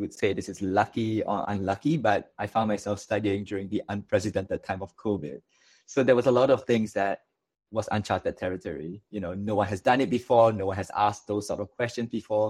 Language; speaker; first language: English; non-native, local second language; Chinese